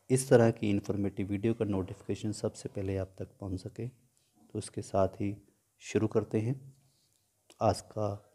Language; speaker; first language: Hindi; non-native, local second language; Punjabi